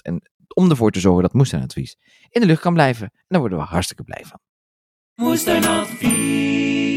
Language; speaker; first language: Dutch; native; Dutch